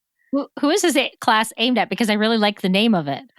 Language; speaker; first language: English; native; English